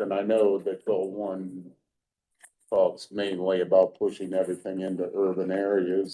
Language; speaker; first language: English; native; English